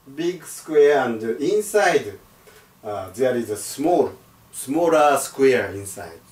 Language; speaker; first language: English; non-native, fluent; Japanese